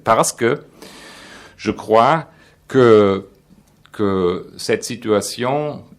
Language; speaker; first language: French; non-native, fluent; German